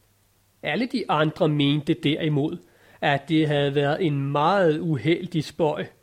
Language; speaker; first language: Danish; native; Danish